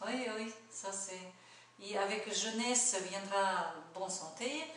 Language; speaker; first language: French; non-native, fluent; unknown